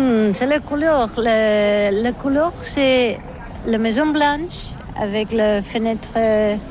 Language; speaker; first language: French; non-native, learner; Catalan